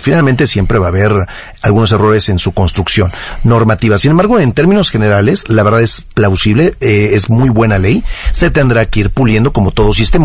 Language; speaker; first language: Spanish; native; Spanish